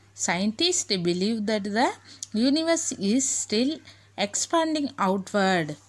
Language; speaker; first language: English; non-native, local second language; Tamil